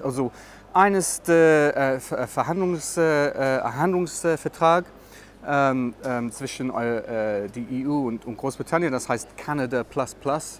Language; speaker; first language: German; non-native, learner; English